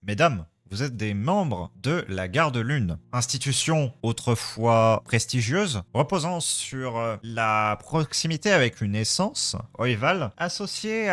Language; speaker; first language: French; native; French